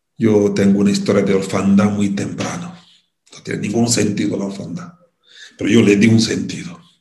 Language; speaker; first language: Spanish; non-native, fluent; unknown